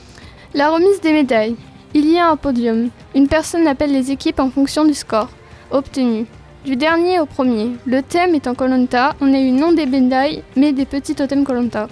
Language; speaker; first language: French; native; French